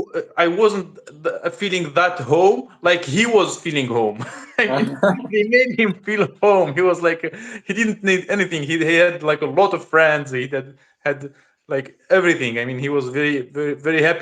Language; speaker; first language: English; non-native, learner; Russian